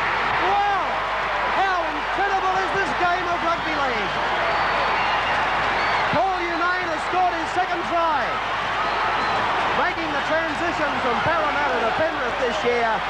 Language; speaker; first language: English; native; English